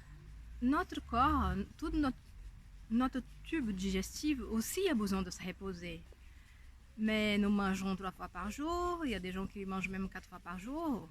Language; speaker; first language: French; non-native, fluent; Portuguese